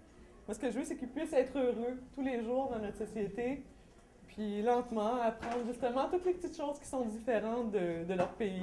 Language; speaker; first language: French; native; French